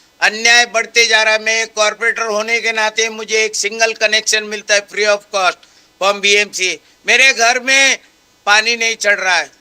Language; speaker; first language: Hindi; non-native, local second language; Marathi